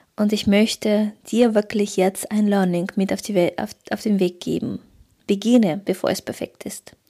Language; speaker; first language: German; early bilingual, other home language; Russian